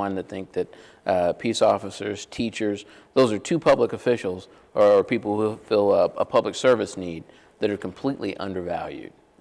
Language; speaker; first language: English; native; English